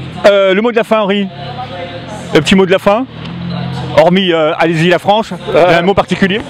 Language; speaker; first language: French; native; French